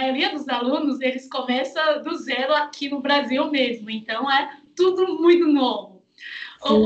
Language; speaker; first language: Portuguese; non-native, fluent; Chinese